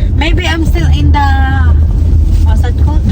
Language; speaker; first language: English; non-native, learner; Filipino